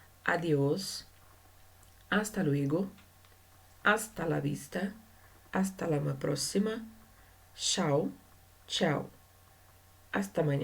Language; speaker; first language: Spanish; non-native, learner; Portuguese